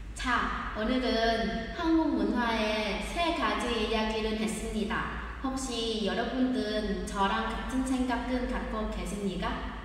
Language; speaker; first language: Korean; non-native, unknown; Vietnamese